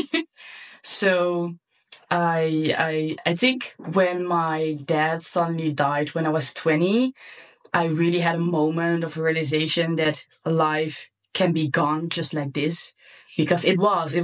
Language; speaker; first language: English; non-native, fluent; Dutch